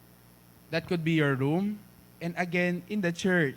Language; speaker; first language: English; non-native, fluent; Filipino